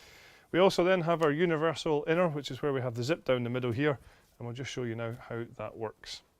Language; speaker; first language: English; native; English